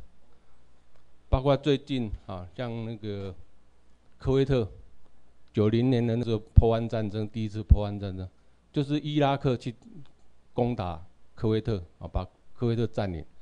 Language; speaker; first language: Chinese; non-native, local second language; Min Nan Chinese